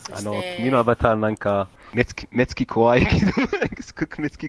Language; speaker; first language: Japanese; non-native, learner; Arabic